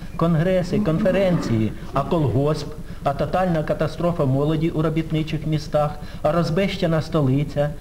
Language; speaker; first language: Ukrainian; native; Ukrainian